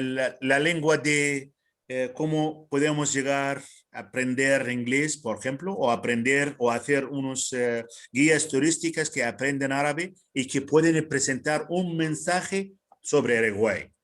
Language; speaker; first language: Spanish; non-native, fluent; Arabic